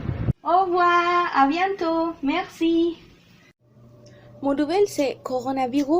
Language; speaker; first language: French; non-native, learner; Spanish